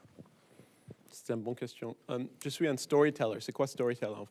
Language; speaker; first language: French; non-native, learner; English